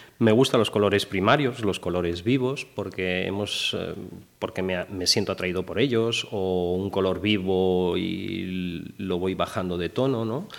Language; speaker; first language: Spanish; early bilingual, heritage; French